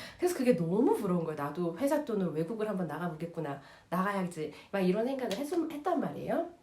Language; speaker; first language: Korean; native; Korean